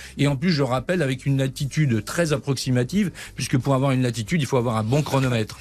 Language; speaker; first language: French; native; French